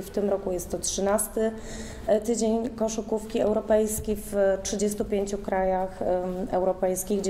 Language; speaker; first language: Polish; native; Polish